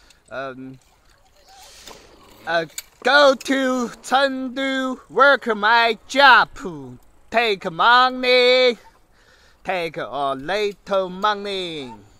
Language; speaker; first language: English; non-native, learner; Chinese